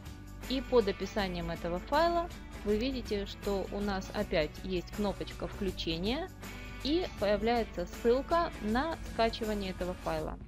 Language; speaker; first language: Russian; native; Russian